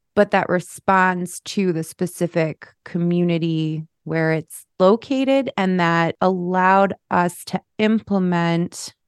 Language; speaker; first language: English; native; English